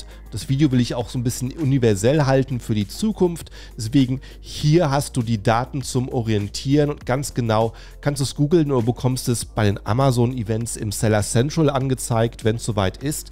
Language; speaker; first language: German; native; German